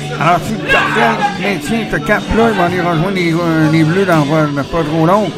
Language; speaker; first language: French; native; French